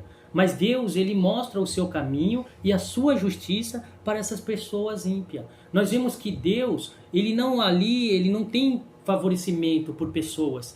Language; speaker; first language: Portuguese; native; Portuguese